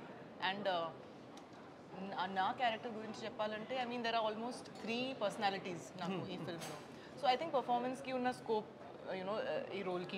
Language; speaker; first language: Telugu; non-native, local second language; Bangla